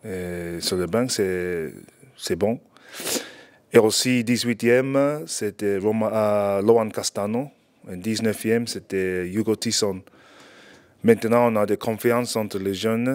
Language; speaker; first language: French; non-native, fluent; English